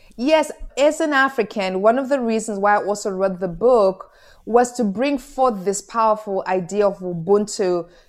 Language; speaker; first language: English; non-native, local second language; Shona